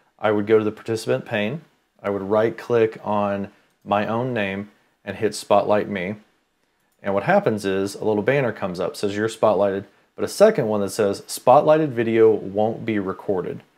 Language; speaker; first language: English; native; English